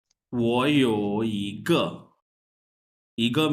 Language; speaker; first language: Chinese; non-native, fluent; Urdu